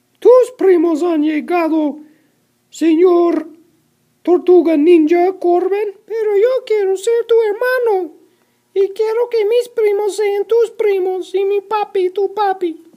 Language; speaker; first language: Spanish; non-native, learner; English